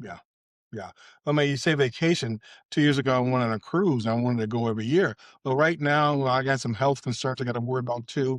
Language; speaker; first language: English; native; English